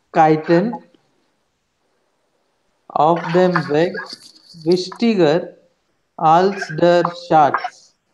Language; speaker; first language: German; non-native, learner; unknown